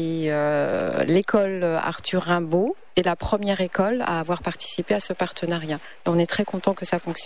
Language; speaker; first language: French; native; French